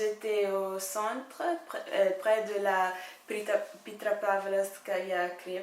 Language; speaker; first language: French; non-native, fluent; Italian